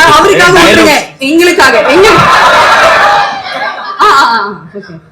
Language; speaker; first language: Tamil; native; Tamil